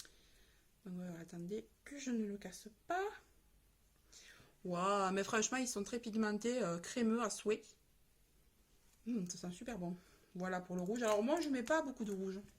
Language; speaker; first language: French; native; French